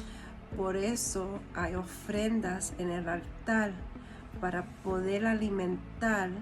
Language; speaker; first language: Spanish; early bilingual, heritage; Spanish